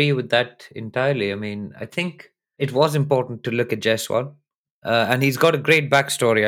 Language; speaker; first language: English; non-native, local second language; Hindi